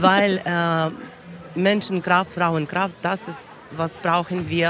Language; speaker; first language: German; non-native, learner; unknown